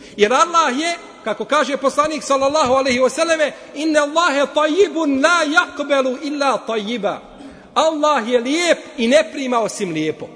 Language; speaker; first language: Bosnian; native; Bosnian